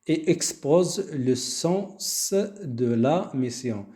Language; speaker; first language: French; non-native, local second language; Arabic